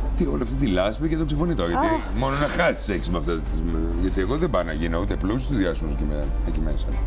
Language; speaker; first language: Greek; native; Greek